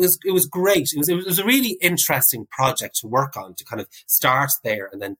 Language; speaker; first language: English; native; English